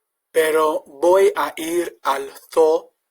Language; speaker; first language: Spanish; non-native, fluent; English